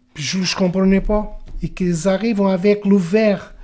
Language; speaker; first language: French; non-native, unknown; Portuguese